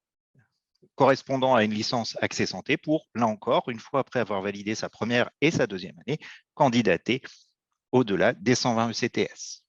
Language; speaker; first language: French; native; French